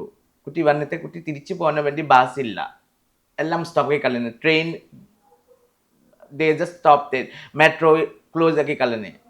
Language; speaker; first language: Malayalam; non-native, local second language; Assamese